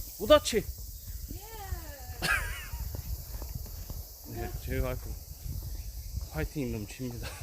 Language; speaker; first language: Korean; native; Korean